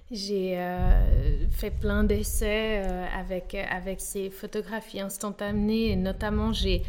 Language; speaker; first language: French; native; French